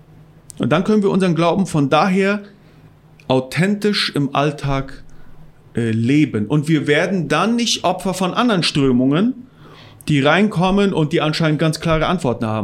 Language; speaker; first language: German; non-native, local second language; Plautdietsch